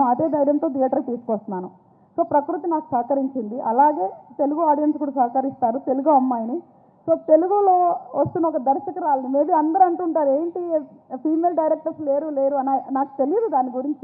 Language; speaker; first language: Telugu; native; Telugu